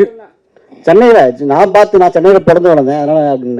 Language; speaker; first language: Tamil; native; Tamil